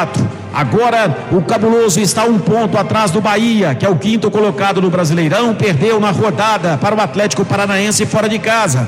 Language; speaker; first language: Portuguese; native; Portuguese